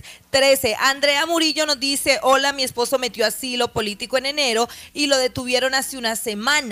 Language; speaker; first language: Spanish; native; Spanish